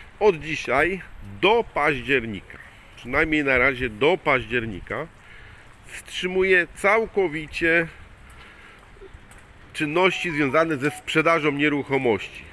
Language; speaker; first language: Polish; native; Polish